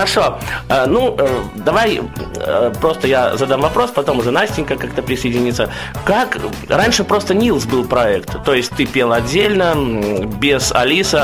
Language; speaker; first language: Russian; native; Russian